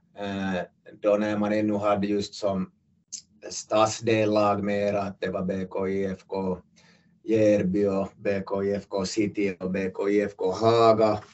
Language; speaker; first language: Swedish; native; Swedish